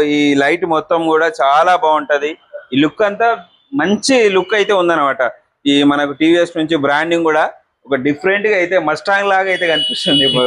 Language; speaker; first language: Telugu; native; Telugu